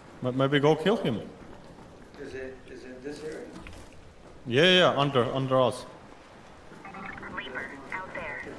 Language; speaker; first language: English; non-native, learner; Ukrainian